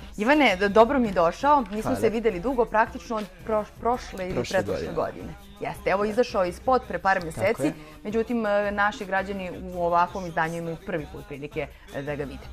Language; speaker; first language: Bosnian; native; Bosnian